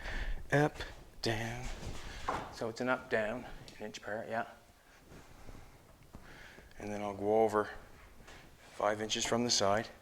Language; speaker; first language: English; native; English